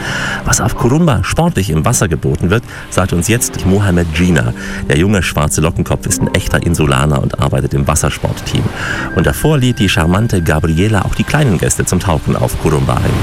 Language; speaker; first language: German; native; German